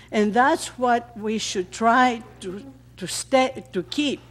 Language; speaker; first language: English; non-native, fluent; Greek